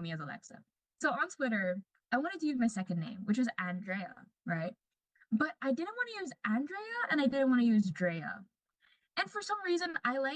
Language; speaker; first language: English; non-native, local second language; Cebuano